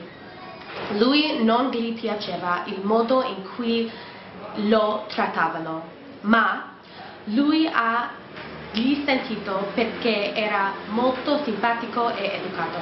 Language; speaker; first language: Italian; non-native, learner; English